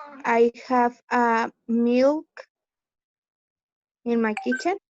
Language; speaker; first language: English; non-native, learner; Spanish